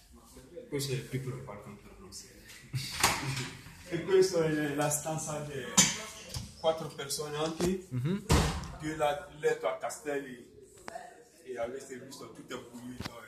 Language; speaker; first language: Italian; non-native, fluent; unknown